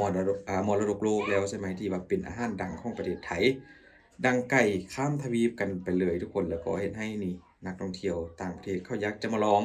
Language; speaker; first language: Thai; non-native, local second language; Northeastern Thai